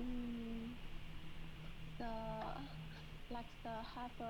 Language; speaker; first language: English; non-native, learner; Chinese